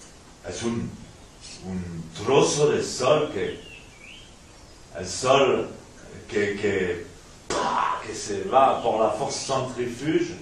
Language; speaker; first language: Spanish; non-native, fluent; French